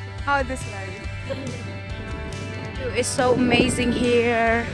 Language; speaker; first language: English; non-native, learner; Indonesian